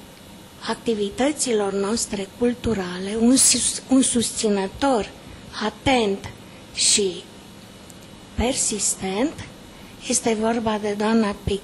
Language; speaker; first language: Romanian; native; Romanian